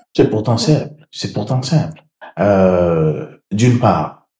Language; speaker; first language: French; native; French